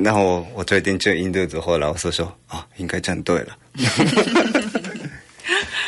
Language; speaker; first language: Chinese; non-native, fluent; Japanese